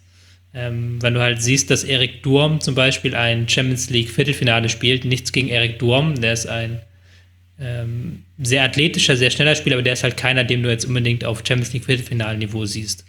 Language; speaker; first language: German; native; German